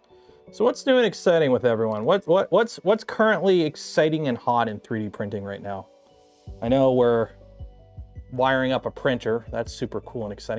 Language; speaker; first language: English; native; English